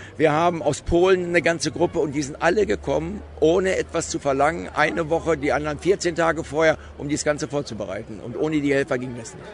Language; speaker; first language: German; native; German